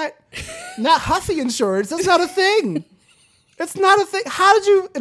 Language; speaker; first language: English; native; English